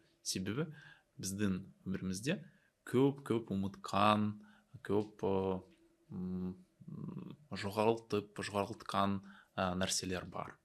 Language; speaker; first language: Kazakh; non-native, learner; Russian